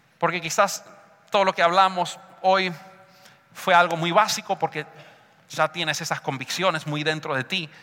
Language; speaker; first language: Spanish; early bilingual, heritage; Spanish